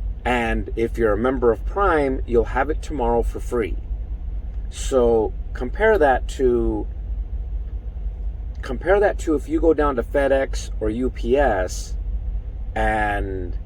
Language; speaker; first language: English; native; English